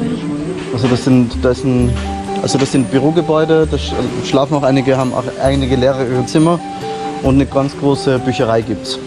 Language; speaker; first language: German; native; German